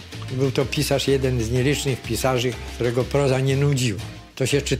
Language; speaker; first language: Polish; native; Polish